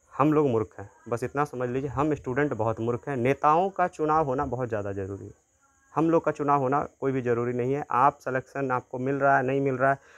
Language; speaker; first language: Hindi; native; Hindi